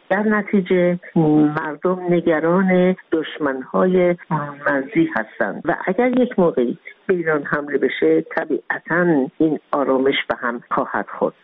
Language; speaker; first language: Persian; native; Persian